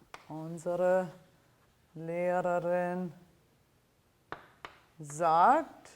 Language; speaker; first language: German; non-native, fluent; English